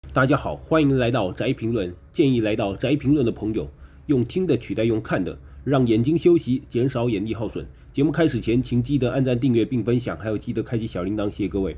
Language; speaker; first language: Chinese; native; Chinese